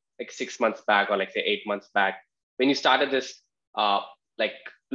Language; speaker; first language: English; non-native, local second language; Malayalam